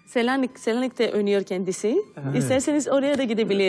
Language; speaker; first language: Turkish; non-native, fluent; Greek